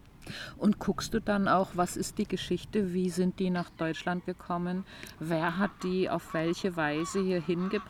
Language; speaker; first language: German; native; German